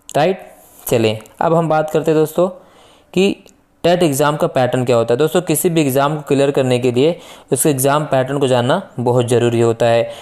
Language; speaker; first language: Hindi; native; Hindi